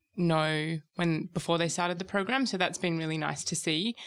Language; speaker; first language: English; native; English